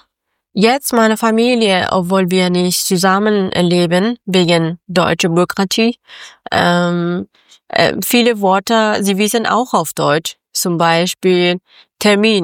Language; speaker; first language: German; non-native, learner; Persian